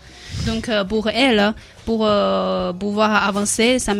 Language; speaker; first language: French; non-native, learner; Chinese